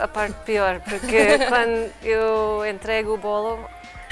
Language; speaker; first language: Portuguese; non-native, fluent; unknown